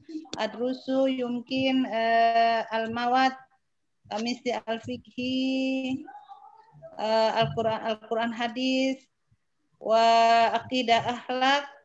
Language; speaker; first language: Arabic; non-native, learner; Indonesian